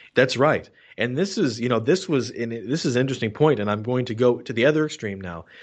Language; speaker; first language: English; native; English